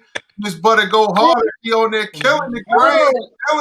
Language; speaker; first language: English; native; English